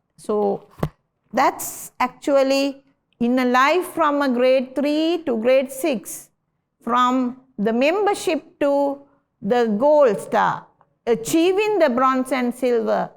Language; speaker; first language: English; non-native, local second language; Sinhala